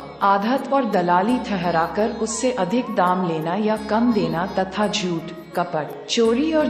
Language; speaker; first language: Hindi; native; Hindi